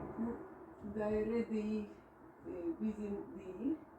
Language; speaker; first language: Turkish; non-native, learner; Russian